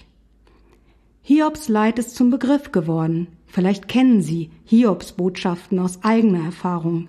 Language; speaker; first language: German; native; German